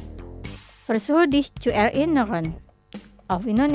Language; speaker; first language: German; non-native, learner; Indonesian